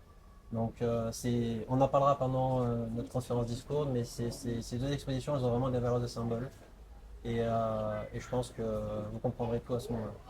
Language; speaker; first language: French; native; French